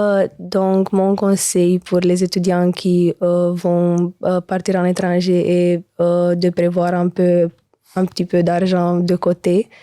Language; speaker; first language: French; non-native, learner; Romanian